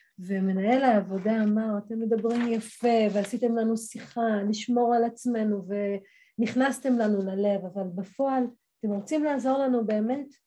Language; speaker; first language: Hebrew; native; Hebrew